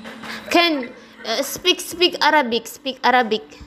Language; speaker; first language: English; non-native, learner; Indonesian